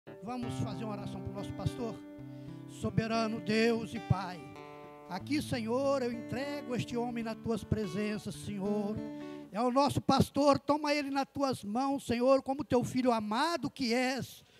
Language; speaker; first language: Portuguese; native; Portuguese